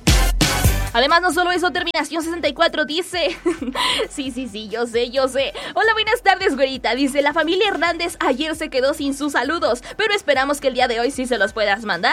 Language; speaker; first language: Spanish; native; Spanish